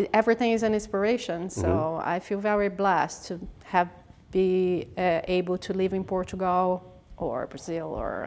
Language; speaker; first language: English; non-native, learner; Portuguese